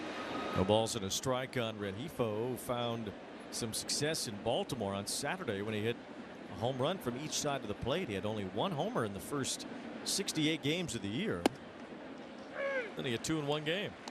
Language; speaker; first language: English; native; English